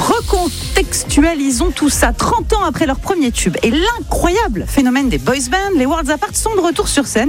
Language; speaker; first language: French; native; French